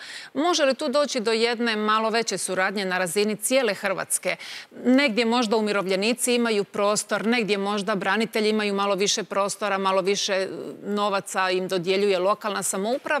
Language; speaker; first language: Croatian; native; Croatian